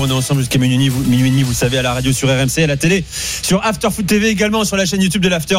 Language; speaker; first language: French; native; French